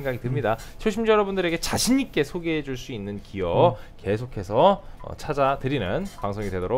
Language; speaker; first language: Korean; native; Korean